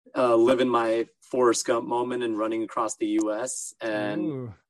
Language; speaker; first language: English; native; English